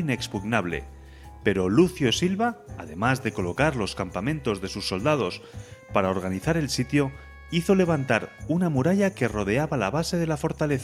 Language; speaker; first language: Spanish; native; Spanish